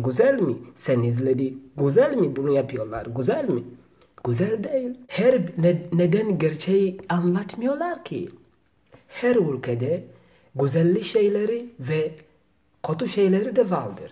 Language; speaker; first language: Turkish; non-native, learner; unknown